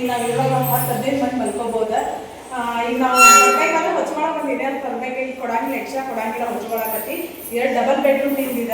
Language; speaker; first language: Kannada; native; Kannada